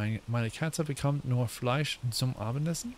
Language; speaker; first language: German; non-native, learner; English